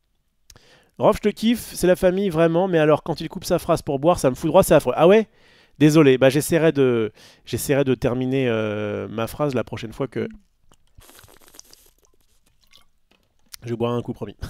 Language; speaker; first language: French; native; French